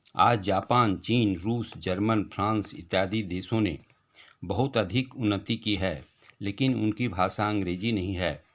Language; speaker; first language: Hindi; native; Hindi